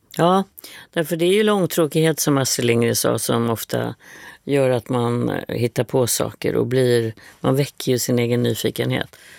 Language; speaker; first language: Swedish; native; Swedish